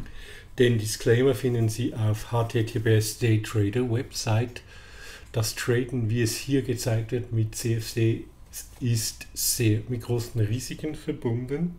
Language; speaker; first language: German; native; German